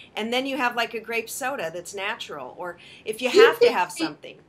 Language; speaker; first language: English; native; English